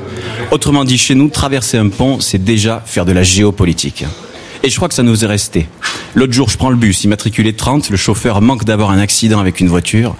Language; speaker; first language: French; native; French